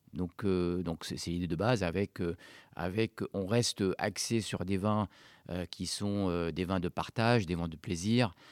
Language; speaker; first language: French; non-native, local second language; Arabic